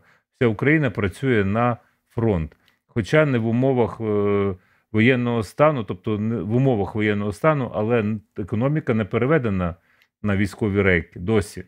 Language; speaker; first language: Ukrainian; native; Ukrainian